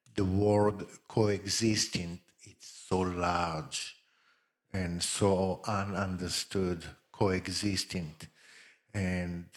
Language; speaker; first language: English; non-native, fluent; Hebrew